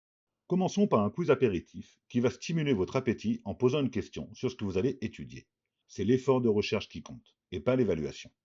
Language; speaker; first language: French; native; French